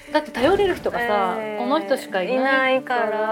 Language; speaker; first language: Japanese; native; Japanese